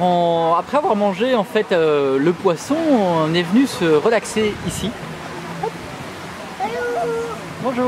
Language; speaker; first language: French; native; French